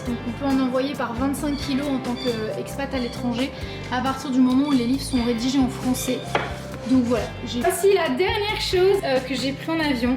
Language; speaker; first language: French; native; French